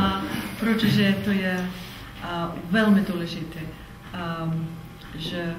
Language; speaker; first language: Czech; non-native, learner; English